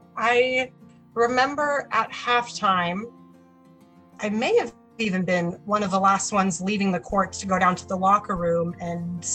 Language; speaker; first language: English; native; English